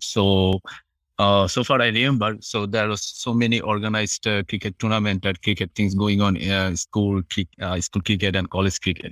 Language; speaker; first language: English; non-native, local second language; Bangla